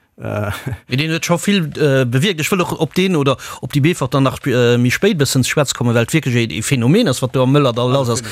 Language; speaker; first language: Luxembourgish; native; Luxembourgish